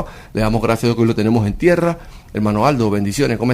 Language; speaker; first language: Spanish; native; Spanish